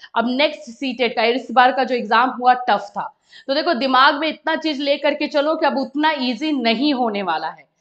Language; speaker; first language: Hindi; native; Hindi